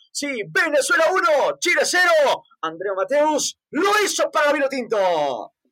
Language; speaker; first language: Spanish; native; Spanish